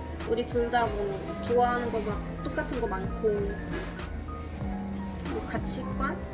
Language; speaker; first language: Korean; non-native, learner; English